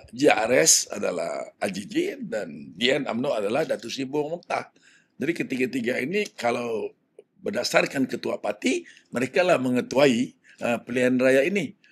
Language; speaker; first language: Malay; native; Malay